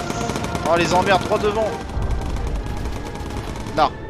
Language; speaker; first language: French; native; French